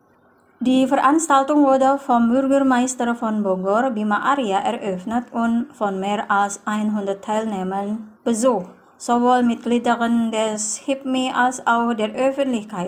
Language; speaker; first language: German; non-native, fluent; Indonesian